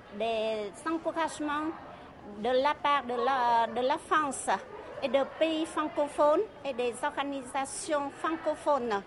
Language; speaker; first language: French; non-native, fluent; Vietnamese